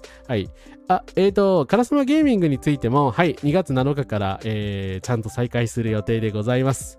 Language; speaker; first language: Japanese; native; Japanese